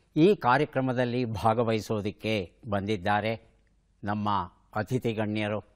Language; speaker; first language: Kannada; native; Kannada